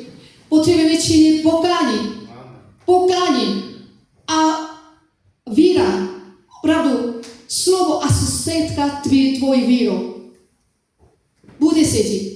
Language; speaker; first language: Czech; non-native, fluent; Korean